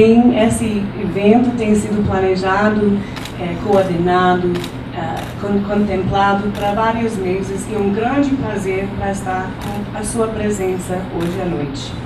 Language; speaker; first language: Portuguese; non-native, fluent; English